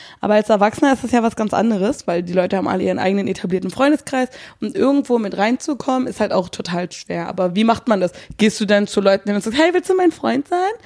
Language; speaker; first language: German; native; German